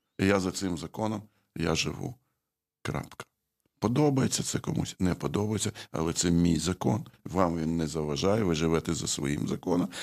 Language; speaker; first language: Ukrainian; native; Ukrainian